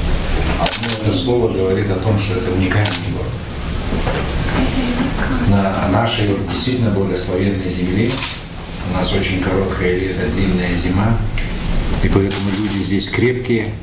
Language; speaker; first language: Russian; native; Russian